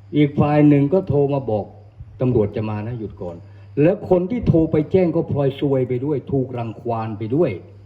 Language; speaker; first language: Thai; non-native, local second language; Northern Khmer